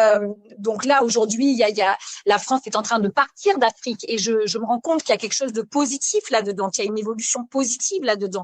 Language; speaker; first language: French; native; French